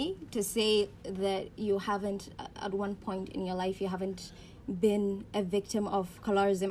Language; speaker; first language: English; non-native, local second language; Hausa